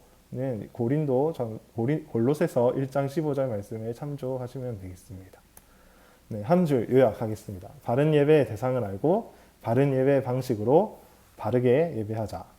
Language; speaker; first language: Korean; native; Korean